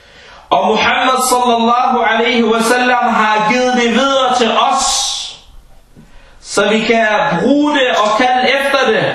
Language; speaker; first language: Danish; early bilingual, other home language; Arabic